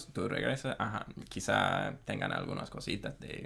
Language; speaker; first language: Spanish; non-native, fluent; English